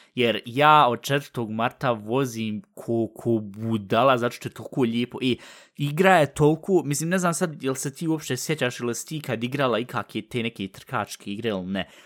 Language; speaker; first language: Bosnian; native; Bosnian